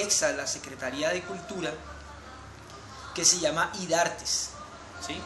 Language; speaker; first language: Spanish; native; Spanish